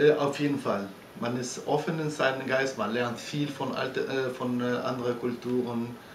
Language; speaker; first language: German; non-native, fluent; Arabic